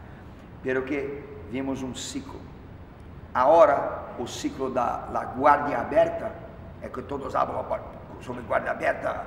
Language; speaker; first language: Spanish; non-native, fluent; Portuguese